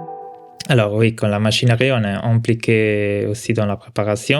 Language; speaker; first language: French; non-native, local second language; Italian